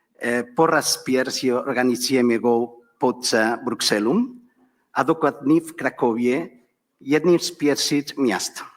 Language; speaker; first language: Polish; non-native, learner; Catalan